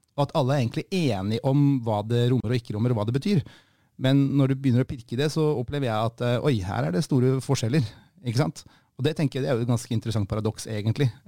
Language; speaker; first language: Norwegian; native; Norwegian